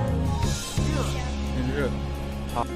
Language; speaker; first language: Chinese; non-native, learner; Indonesian